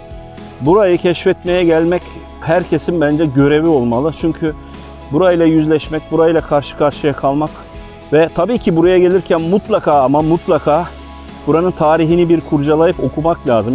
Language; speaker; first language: Turkish; native; Turkish